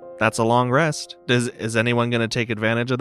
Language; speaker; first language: English; native; English